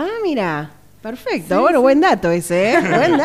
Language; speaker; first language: Spanish; native; Spanish